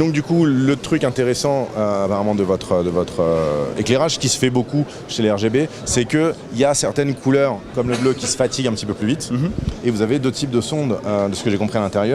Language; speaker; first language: French; native; French